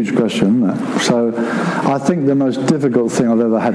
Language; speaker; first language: English; native; English